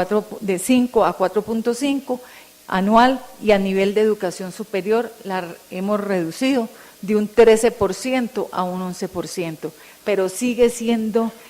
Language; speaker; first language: Spanish; native; Spanish